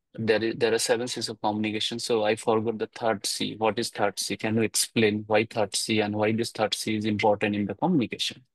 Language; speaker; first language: English; non-native, local second language; Bangla